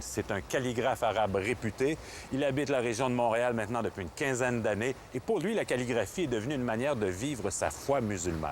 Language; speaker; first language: French; native; French